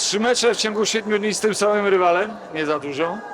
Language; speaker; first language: Polish; native; Polish